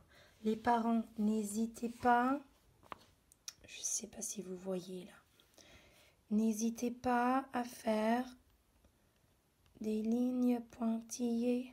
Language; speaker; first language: French; native; French